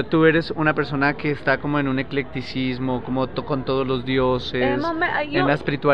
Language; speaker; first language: Spanish; native; Spanish